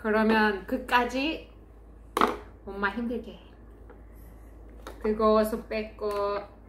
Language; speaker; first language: Korean; non-native, fluent; Russian